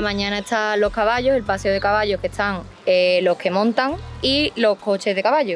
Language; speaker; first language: Spanish; native; Spanish